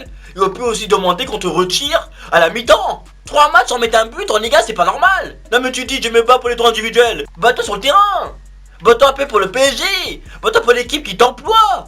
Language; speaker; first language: French; native; French